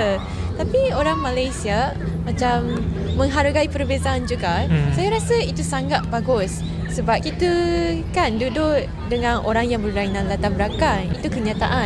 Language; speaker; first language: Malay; non-native, fluent; Japanese